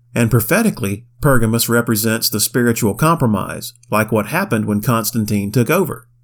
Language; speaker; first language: English; native; English